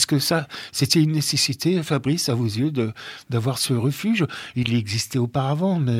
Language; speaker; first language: French; native; French